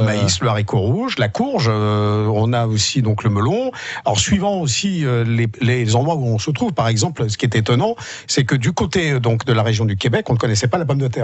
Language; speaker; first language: French; native; French